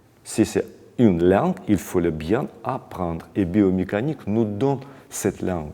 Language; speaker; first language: French; non-native, fluent; Russian